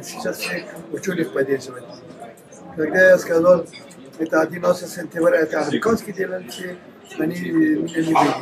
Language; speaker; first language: Russian; non-native, learner; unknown